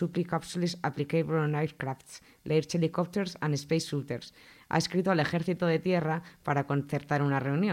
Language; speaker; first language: Spanish; native; Spanish